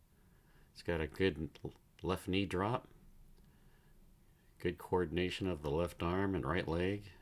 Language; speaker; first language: English; native; English